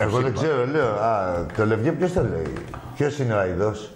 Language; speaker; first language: Greek; native; Greek